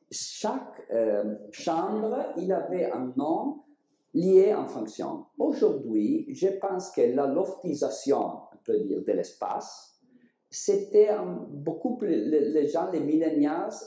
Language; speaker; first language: French; non-native, learner; Italian